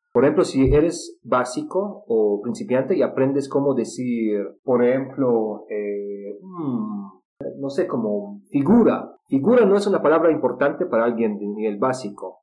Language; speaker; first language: Spanish; non-native, fluent; Russian